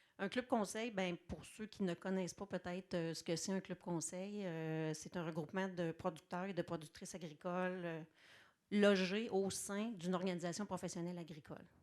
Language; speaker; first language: French; native; French